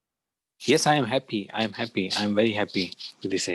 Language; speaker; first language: English; non-native, learner; Urdu